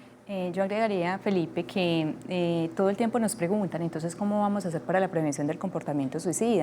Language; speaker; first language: Spanish; native; Spanish